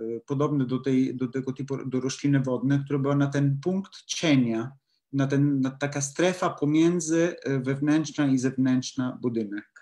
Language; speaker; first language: Polish; non-native, learner; Italian